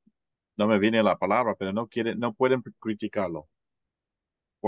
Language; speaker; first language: Spanish; non-native, fluent; English